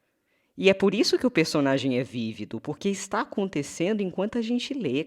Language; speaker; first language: Portuguese; native; Portuguese